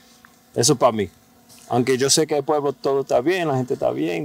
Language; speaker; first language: Spanish; early bilingual, heritage; Spanish